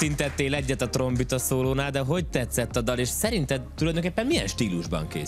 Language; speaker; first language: Hungarian; native; Hungarian